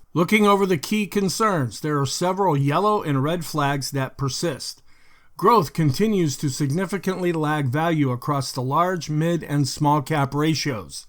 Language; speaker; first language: English; native; English